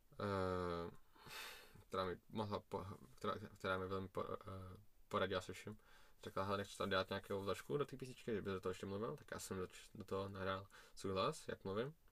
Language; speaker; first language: Czech; early bilingual, other home language; Russian